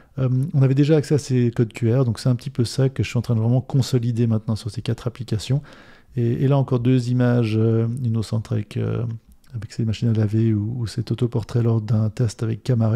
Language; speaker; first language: French; native; French